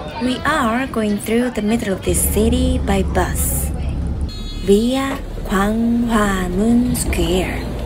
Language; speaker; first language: English; non-native, learner; Korean